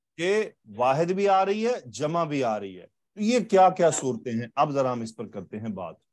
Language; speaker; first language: Urdu; native; Urdu